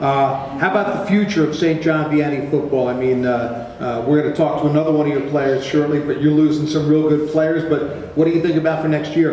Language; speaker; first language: English; native; English